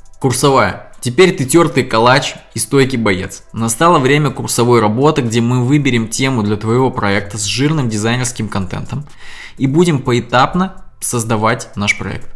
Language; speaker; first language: Russian; native; Russian